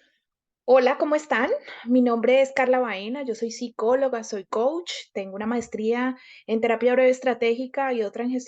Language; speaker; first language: Spanish; native; Spanish